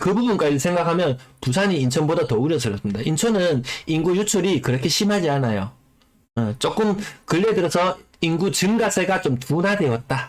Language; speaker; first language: Korean; native; Korean